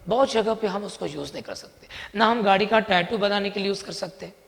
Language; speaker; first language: Hindi; non-native, local second language; Marathi